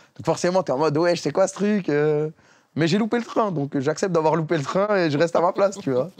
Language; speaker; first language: French; native; French